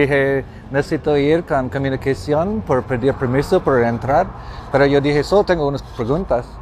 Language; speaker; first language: Spanish; non-native, learner; English